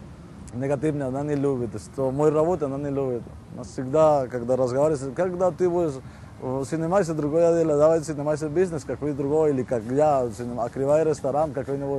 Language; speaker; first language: Russian; non-native, learner; Spanish